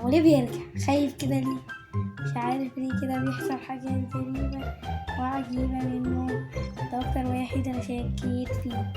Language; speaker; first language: Arabic; native; Arabic